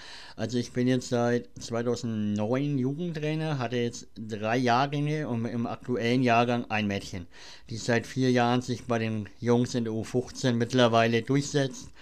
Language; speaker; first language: German; native; German